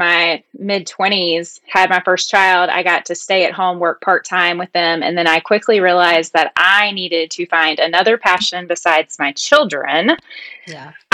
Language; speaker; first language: English; native; English